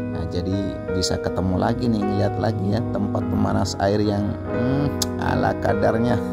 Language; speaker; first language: Indonesian; non-native, local second language; Madurese